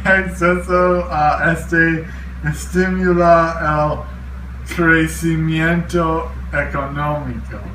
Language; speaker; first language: Spanish; non-native, learner; English